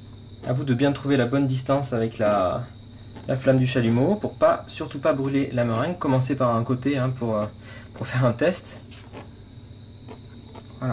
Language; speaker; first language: French; native; French